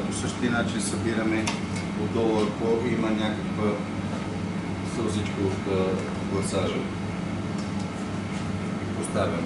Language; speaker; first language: Bulgarian; native; Bulgarian